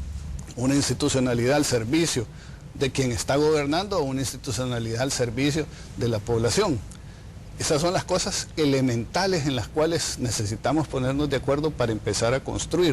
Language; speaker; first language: Spanish; native; Spanish